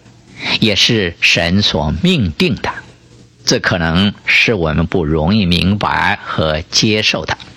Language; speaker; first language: Chinese; native; Chinese